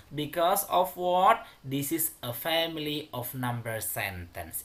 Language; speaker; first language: English; non-native, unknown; Indonesian